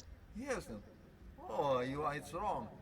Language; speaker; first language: English; non-native, learner; Sasak